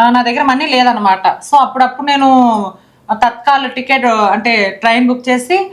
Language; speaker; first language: Telugu; native; Telugu